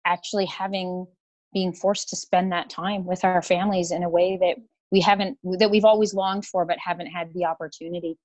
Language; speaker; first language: English; native; English